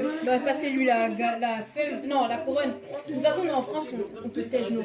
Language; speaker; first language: French; native; French